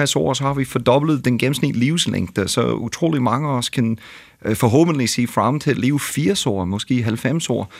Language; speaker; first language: Danish; non-native, fluent; English